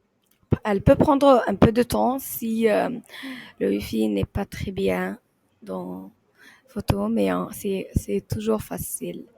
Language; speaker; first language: French; non-native, learner; Arabic